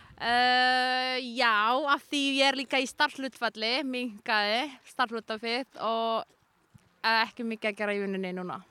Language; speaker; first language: Icelandic; non-native, learner; Polish